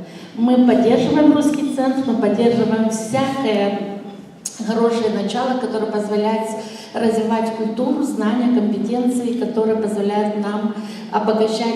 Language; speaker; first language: Russian; non-native, local second language; Romanian